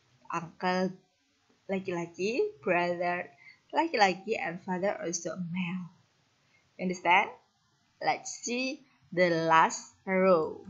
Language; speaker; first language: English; non-native, fluent; Indonesian